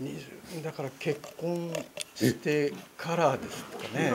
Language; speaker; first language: Japanese; native; Japanese